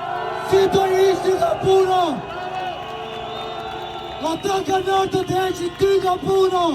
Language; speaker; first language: Albanian; native; Albanian